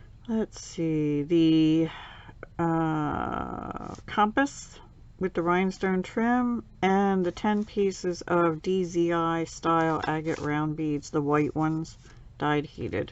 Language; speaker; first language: English; native; English